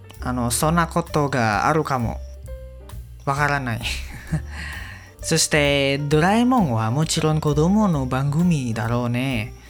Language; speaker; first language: Japanese; non-native, learner; Indonesian